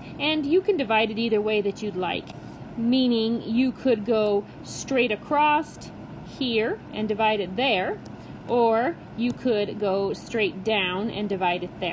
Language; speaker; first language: English; native; English